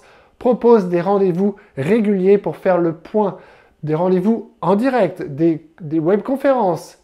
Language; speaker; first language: French; native; French